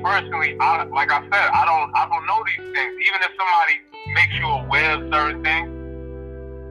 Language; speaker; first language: English; native; English